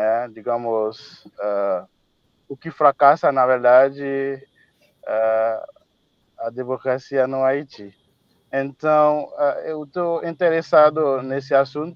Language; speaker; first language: Portuguese; non-native, fluent; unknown